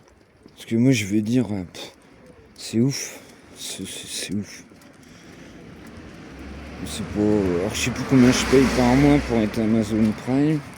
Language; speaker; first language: French; native; French